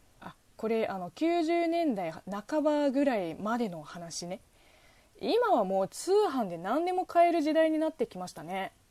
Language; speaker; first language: Japanese; non-native, fluent; Chinese